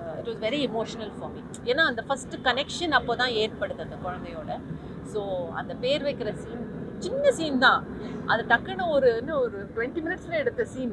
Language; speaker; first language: Tamil; native; Tamil